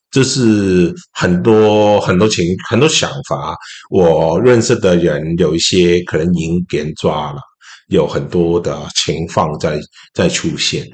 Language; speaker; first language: Chinese; non-native, local second language; Cantonese